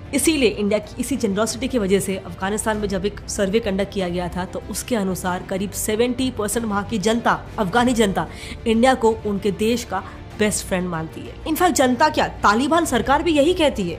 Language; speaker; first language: Hindi; native; Hindi